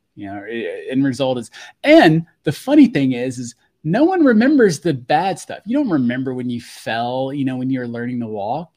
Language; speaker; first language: English; native; English